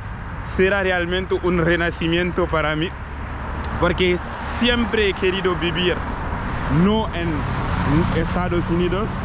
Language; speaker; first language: Spanish; non-native, learner; French